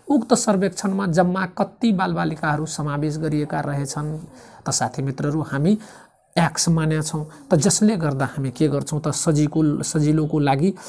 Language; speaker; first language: Nepali; native; Nepali